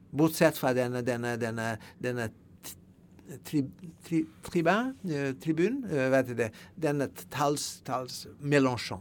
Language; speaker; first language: Norwegian; non-native, fluent; French